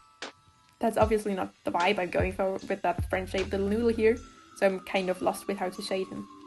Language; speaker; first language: English; non-native, fluent; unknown